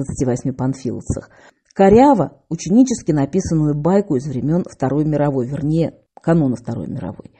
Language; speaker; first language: Russian; native; Russian